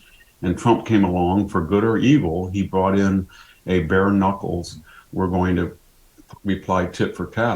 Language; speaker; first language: English; native; English